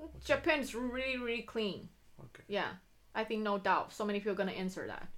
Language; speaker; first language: English; non-native, fluent; Chinese